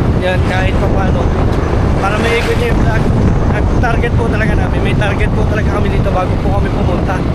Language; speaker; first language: Filipino; native; Filipino